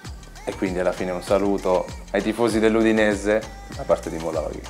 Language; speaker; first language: Italian; native; Italian